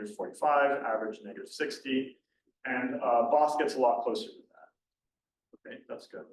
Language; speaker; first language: English; native; English